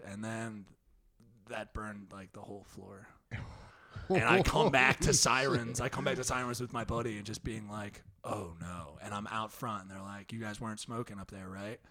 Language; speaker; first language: English; native; English